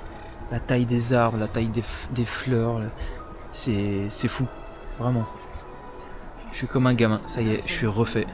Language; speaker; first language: French; native; French